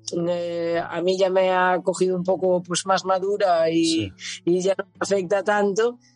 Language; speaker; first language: Spanish; native; Spanish